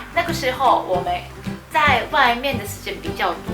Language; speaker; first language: Chinese; non-native, fluent; Japanese